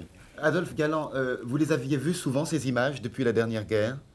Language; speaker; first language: French; native; French